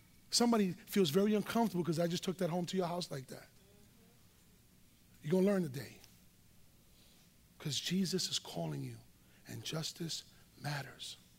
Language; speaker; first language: English; early bilingual, other home language; Spanish